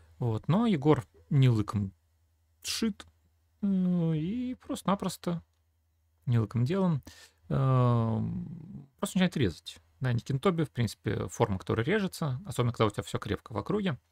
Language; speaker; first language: Russian; native; Russian